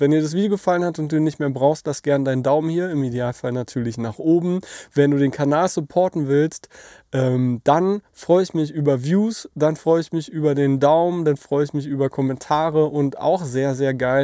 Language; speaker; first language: German; native; German